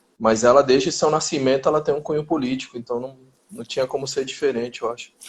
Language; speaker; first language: Portuguese; early bilingual, other home language; Spanish